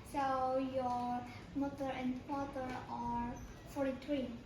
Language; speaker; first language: English; non-native, fluent; Vietnamese